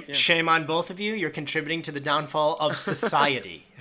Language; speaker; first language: English; native; English